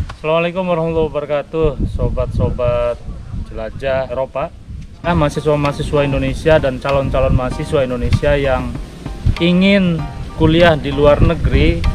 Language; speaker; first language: Indonesian; native; Indonesian